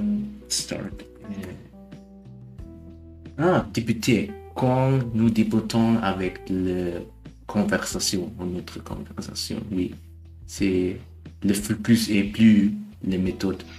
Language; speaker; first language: French; non-native, learner; German